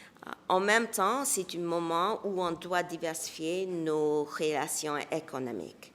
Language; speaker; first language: French; non-native, local second language; English